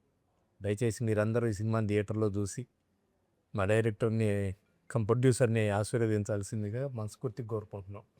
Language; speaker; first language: Telugu; native; Telugu